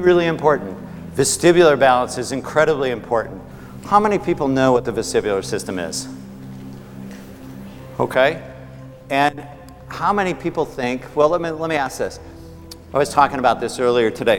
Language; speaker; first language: English; native; English